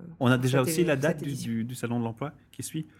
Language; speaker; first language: French; native; French